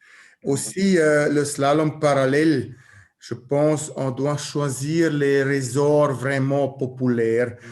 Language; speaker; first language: French; non-native, learner; German